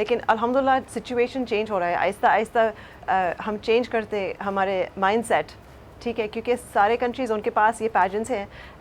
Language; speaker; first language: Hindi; early bilingual, heritage; Hindi